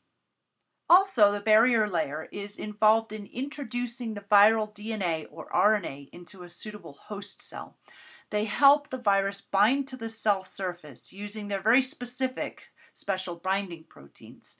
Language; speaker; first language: English; native; English